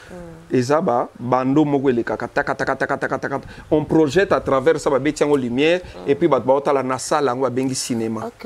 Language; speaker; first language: French; non-native, local second language; Lingala